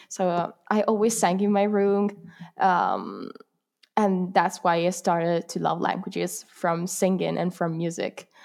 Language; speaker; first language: English; non-native, fluent; Italian